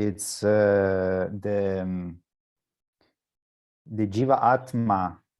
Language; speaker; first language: English; non-native, learner; Italian